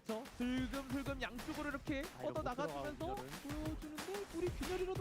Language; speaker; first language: Korean; native; Korean